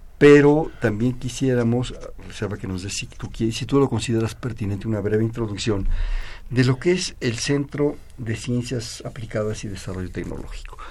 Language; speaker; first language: Spanish; native; Spanish